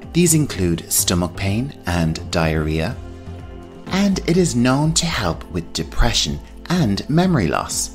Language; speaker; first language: English; native; English